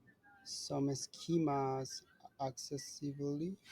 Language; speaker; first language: English; non-native, learner; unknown